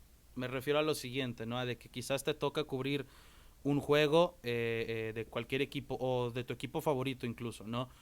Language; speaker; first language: Spanish; native; Spanish